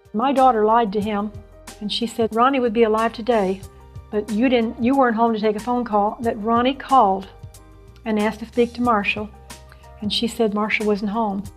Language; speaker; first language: English; native; English